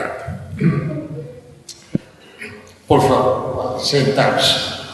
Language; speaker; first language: Portuguese; early bilingual, other home language; Japanese